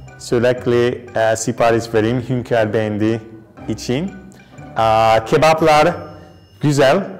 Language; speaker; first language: Turkish; non-native, learner; English